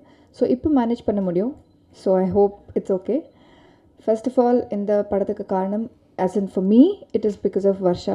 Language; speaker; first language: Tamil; non-native, learner; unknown